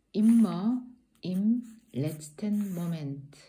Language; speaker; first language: German; non-native, learner; Korean